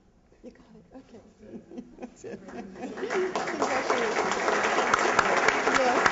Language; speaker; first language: English; native; English